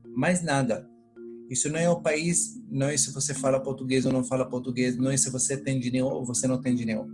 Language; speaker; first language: Portuguese; non-native, fluent; Hebrew